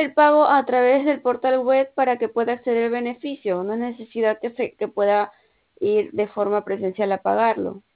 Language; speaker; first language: Spanish; native; Spanish